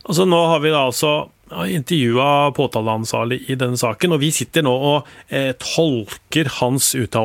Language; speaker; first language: Norwegian; native; Norwegian